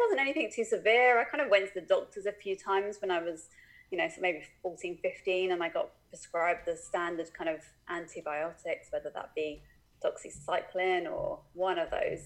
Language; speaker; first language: English; native; English